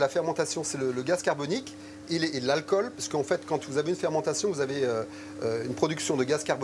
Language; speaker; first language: French; native; French